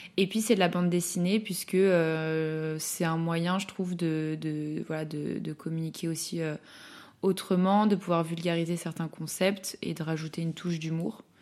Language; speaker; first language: French; native; French